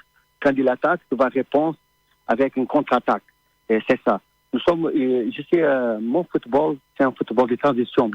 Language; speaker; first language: French; non-native, learner; Portuguese